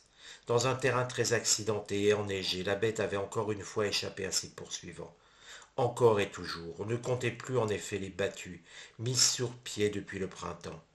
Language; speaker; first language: French; native; French